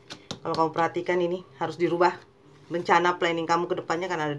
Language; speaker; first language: Indonesian; native; Indonesian